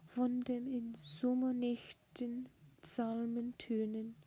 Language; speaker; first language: German; non-native, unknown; English